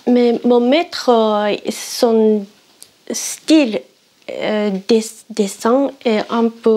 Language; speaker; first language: French; non-native, learner; Japanese